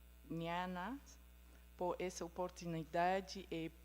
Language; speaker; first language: Portuguese; non-native, fluent; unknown